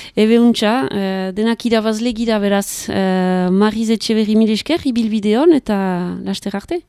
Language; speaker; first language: Basque; native; Basque